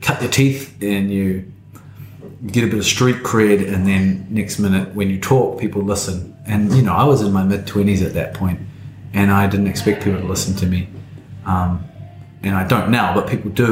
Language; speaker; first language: English; native; English